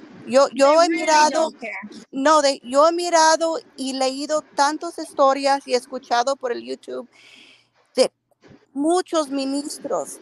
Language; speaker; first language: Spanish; early bilingual, heritage; Spanish